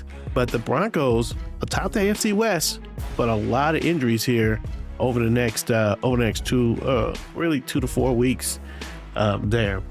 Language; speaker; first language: English; native; English